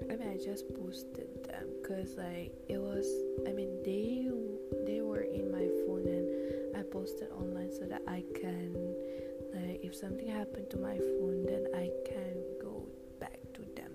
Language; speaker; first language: English; non-native, local second language; Malay